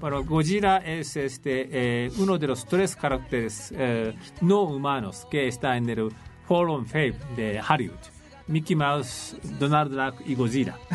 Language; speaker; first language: Spanish; non-native, fluent; Japanese